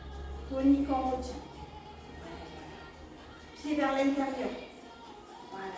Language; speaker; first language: French; native; French